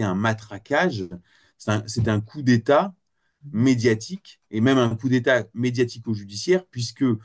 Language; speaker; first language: French; native; French